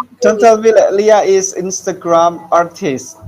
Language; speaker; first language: English; non-native, fluent; Indonesian